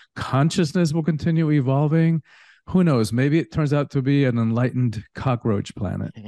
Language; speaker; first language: English; early bilingual, other home language; Spanish